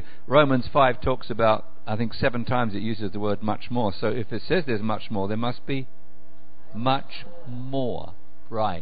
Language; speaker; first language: English; native; English